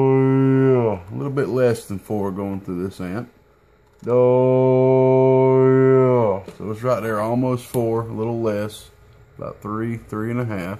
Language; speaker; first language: English; native; English